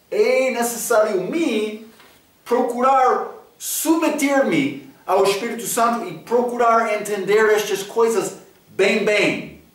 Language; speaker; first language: Portuguese; non-native, fluent; English